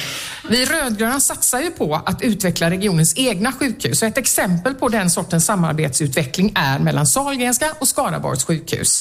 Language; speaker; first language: Swedish; native; Swedish